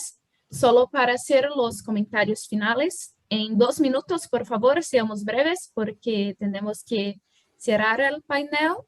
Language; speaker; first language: Spanish; non-native, fluent; Portuguese